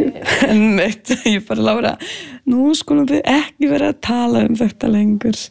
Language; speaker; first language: Icelandic; non-native, learner; Polish